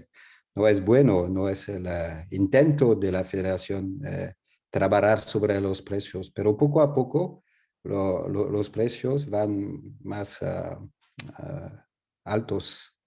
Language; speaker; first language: Spanish; non-native, learner; French